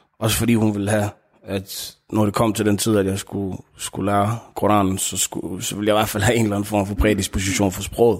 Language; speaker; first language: Danish; early bilingual, other home language; Tigrinya